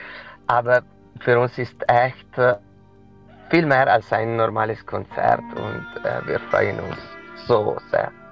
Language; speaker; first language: German; non-native, local second language; Italian